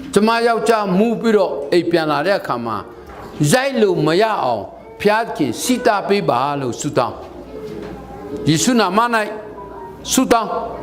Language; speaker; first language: Burmese; non-native, local second language; Hakha Chin